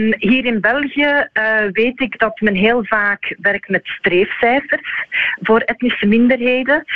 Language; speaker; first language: Dutch; native; Dutch